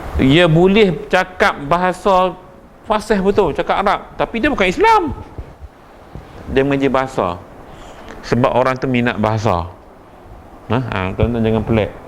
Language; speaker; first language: Malay; native; Malay